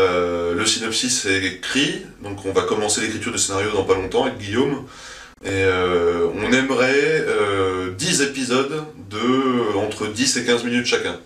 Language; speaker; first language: French; native; French